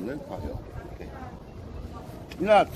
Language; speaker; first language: Filipino; non-native, learner; Korean